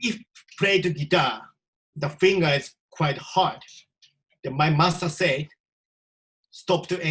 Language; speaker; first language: English; non-native, learner; Japanese